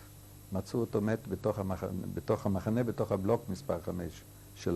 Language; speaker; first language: Hebrew; non-native, fluent; Yiddish